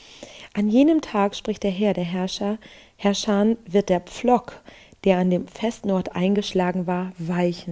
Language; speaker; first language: German; native; German